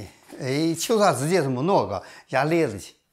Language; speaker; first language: Russian; non-native, learner; Chinese